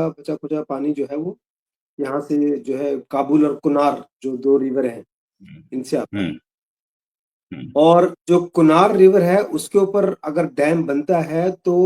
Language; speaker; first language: Hindi; native; Hindi